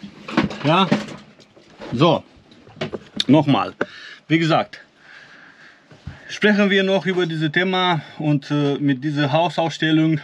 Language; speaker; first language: German; non-native, learner; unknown